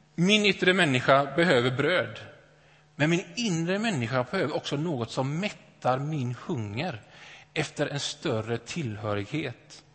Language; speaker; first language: Swedish; native; Swedish